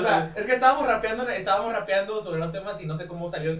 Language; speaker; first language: Spanish; native; Spanish